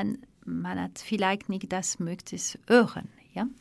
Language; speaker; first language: German; non-native, learner; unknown